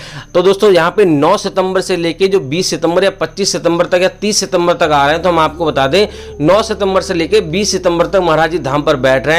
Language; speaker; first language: Hindi; native; Hindi